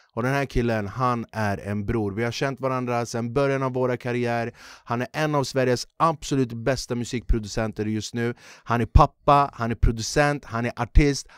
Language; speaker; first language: Swedish; native; Swedish